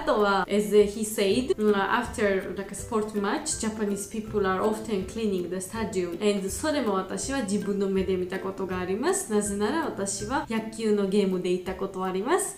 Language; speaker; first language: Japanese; non-native, learner; Georgian